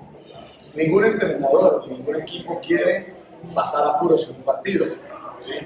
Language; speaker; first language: Spanish; native; Spanish